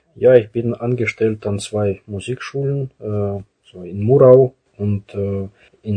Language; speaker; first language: German; non-native, fluent; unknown